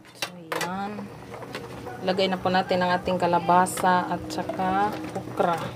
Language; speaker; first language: Filipino; non-native, local second language; Cebuano